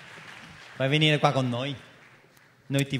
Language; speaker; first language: Italian; native; Italian